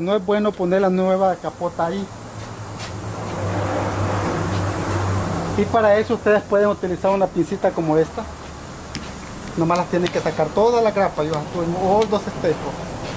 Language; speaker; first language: Spanish; native; Spanish